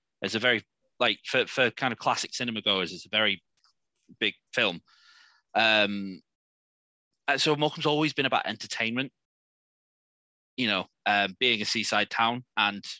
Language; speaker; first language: English; native; English